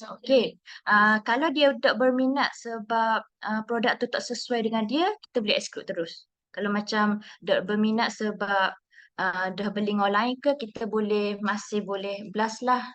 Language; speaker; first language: Malay; native; Malay